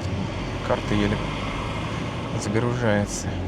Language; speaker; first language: Russian; native; Russian